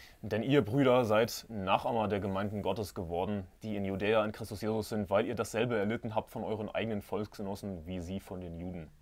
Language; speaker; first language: German; native; German